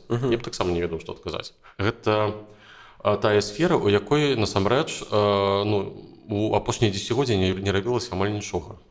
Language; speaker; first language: Belarusian; native; Belarusian